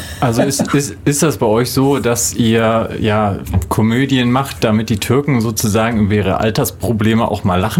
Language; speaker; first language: German; native; German